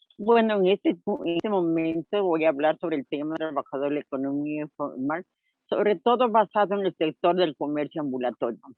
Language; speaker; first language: Spanish; native; Spanish